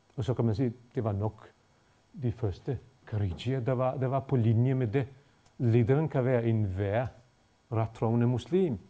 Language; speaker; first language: Danish; non-native, fluent; Bosnian